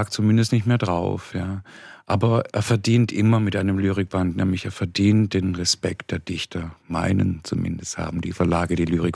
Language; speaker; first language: German; native; German